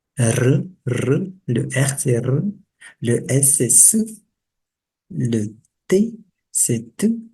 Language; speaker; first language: French; non-native, local second language; Malagasy